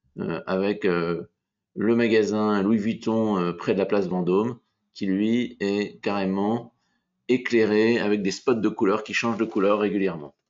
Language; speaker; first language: French; native; French